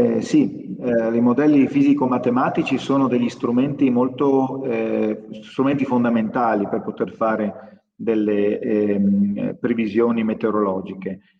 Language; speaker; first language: Italian; native; Italian